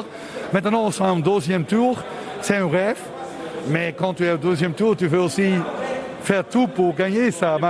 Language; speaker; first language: French; non-native, local second language; Dutch